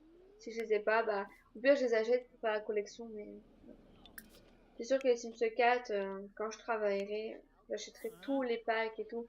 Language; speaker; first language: French; native; French